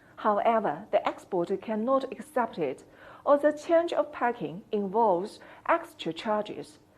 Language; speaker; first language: English; non-native, fluent; Chinese